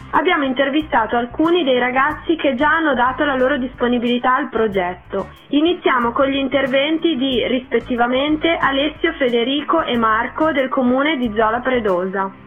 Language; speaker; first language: Italian; native; Italian